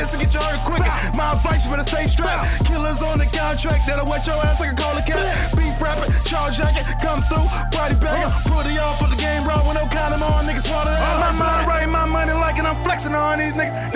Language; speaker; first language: English; native; English